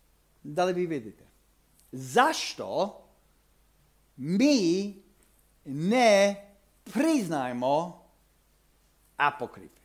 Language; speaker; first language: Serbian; non-native, fluent; English